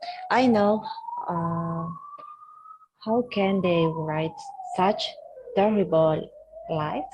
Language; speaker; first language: English; non-native, learner; Spanish